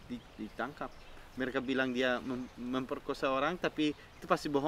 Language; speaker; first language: Indonesian; non-native, fluent; Dutch